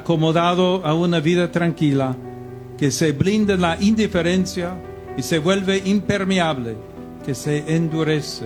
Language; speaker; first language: Spanish; non-native, fluent; English